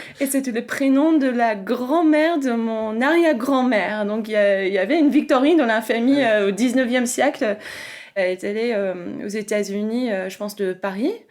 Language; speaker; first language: French; non-native, fluent; English